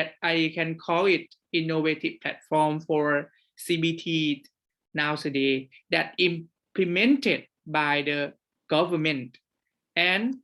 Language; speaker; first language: English; non-native, fluent; Thai